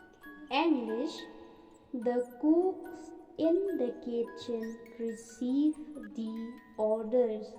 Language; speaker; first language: English; non-native, local second language; Khasi